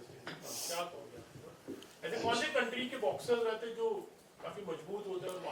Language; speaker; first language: Hindi; native; Hindi